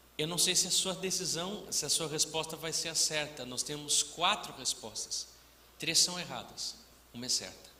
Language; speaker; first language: Portuguese; native; Portuguese